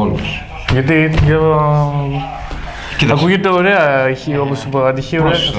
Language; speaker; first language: Greek; native; Greek